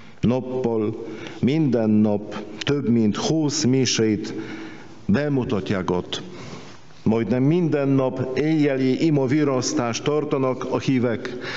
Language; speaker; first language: Hungarian; non-native, fluent; Polish